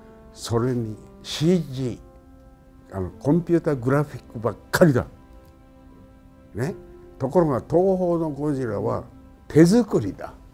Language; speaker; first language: Japanese; native; Japanese